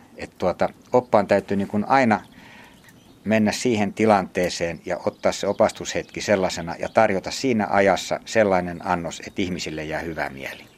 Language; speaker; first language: Finnish; native; Finnish